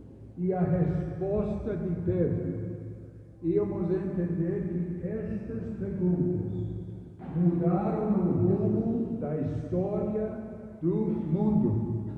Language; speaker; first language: Portuguese; non-native, fluent; English